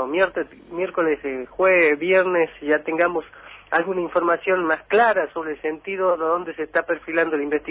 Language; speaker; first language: Spanish; native; Spanish